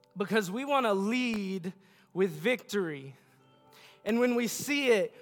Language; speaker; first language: English; native; English